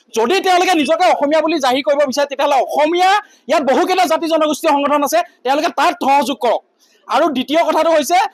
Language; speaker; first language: Assamese; native; Assamese